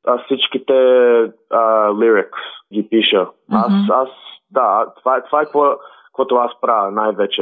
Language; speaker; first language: Bulgarian; early bilingual, heritage; Bulgarian